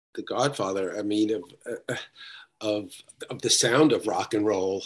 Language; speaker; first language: English; native; English